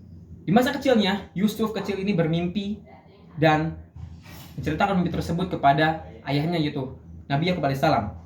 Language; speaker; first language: Indonesian; native; Indonesian